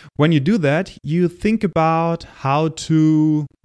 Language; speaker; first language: English; non-native, fluent; German